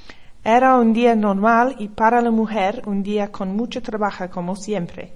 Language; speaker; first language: Spanish; non-native, learner; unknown